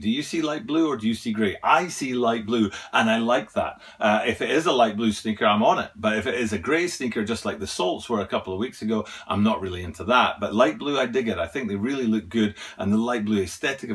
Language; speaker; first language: English; native; English